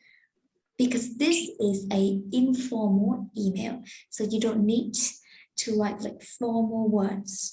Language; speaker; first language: English; non-native, fluent; Vietnamese